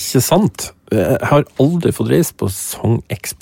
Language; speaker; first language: Norwegian; native; Norwegian